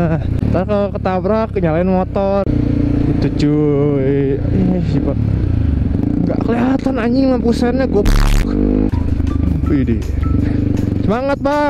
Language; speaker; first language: Indonesian; native; Indonesian